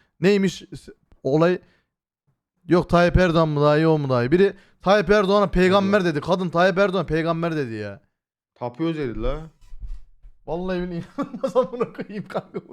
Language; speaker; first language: Turkish; native; Turkish